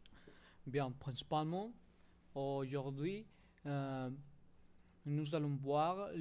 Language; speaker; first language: French; non-native, learner; Spanish